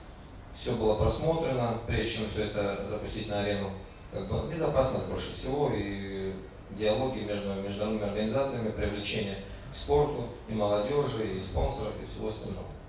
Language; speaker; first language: Russian; native; Russian